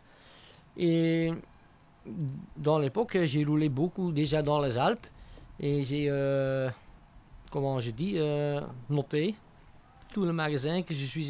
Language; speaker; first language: French; non-native, local second language; Dutch